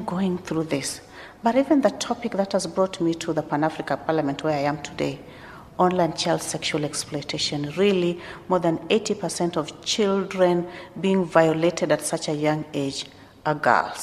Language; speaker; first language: English; non-native, local second language; Luo (Kenya and Tanzania)